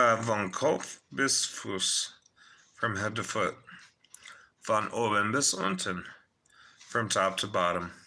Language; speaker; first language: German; non-native, fluent; English